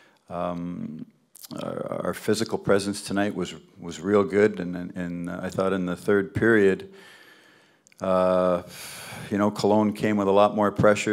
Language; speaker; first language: English; native; English